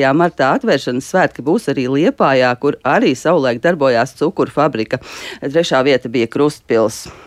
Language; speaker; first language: Latvian; native; Latvian